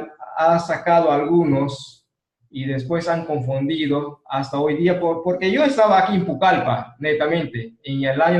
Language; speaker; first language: Spanish; non-native, local second language; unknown